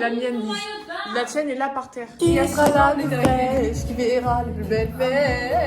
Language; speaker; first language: French; native; French